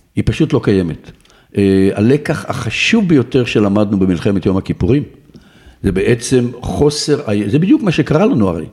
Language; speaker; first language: Hebrew; native; Hebrew